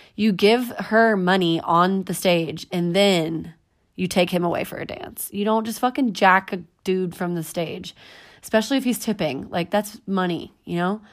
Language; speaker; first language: English; native; English